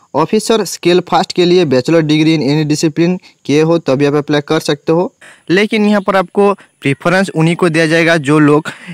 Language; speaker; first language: Hindi; non-native, local second language; Bangla